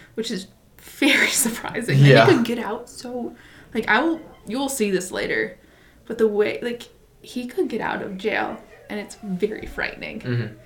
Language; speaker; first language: English; native; English